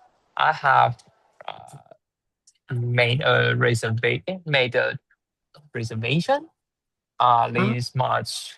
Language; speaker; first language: English; non-native, learner; Chinese